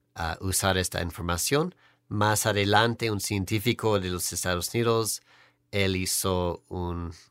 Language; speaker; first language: Spanish; non-native, fluent; English